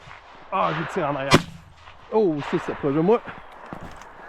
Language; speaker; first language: French; native; French